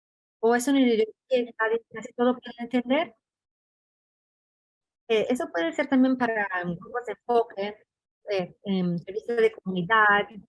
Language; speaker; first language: Spanish; non-native, fluent; English